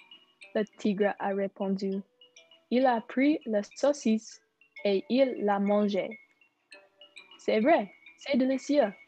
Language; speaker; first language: French; non-native, learner; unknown